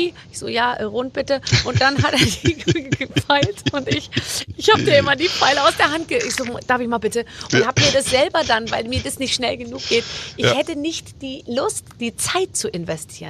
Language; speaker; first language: German; native; German